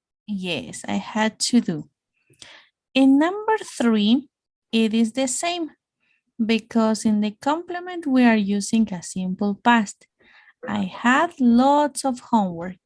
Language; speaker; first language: English; non-native, fluent; Spanish